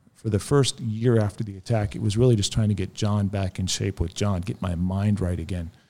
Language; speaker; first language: English; native; English